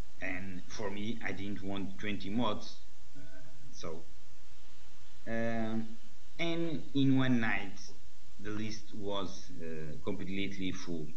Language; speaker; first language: English; non-native, learner; Portuguese